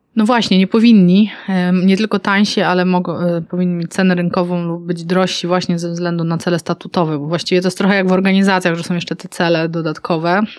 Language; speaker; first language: Polish; native; Polish